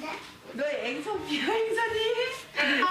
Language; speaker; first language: Korean; native; Korean